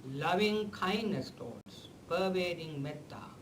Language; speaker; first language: English; non-native, local second language; Sinhala